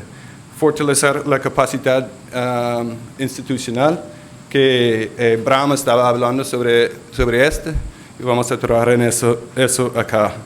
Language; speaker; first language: Spanish; non-native, local second language; English